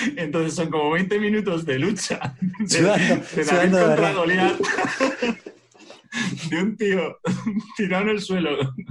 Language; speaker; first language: Spanish; native; Spanish